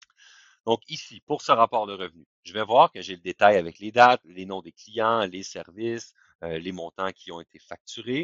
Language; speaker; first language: French; native; French